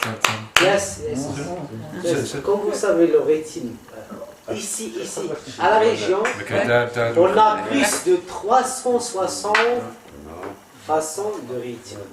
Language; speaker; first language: French; non-native, local second language; Arabic